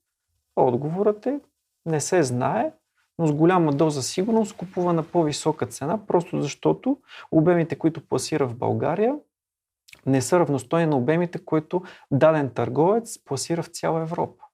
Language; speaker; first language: Bulgarian; native; Bulgarian